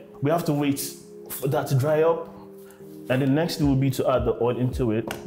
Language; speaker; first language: English; non-native, local second language; Yoruba